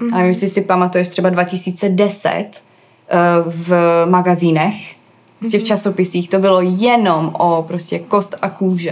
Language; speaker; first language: Czech; early bilingual, other home language; English